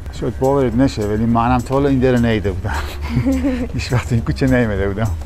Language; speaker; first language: Persian; native; Persian